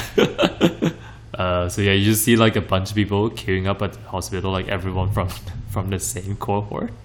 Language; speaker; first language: English; non-native, fluent; Chinese